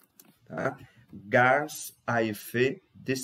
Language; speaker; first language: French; non-native, fluent; Portuguese